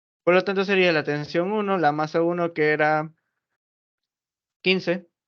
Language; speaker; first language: Spanish; native; Spanish